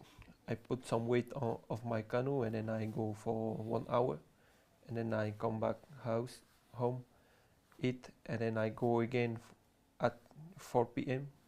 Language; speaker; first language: English; non-native, learner; French